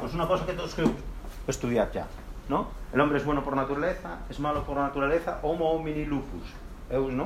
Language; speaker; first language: Spanish; non-native, local second language; Catalan